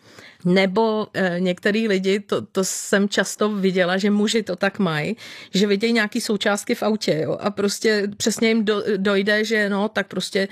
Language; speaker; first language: Czech; native; Czech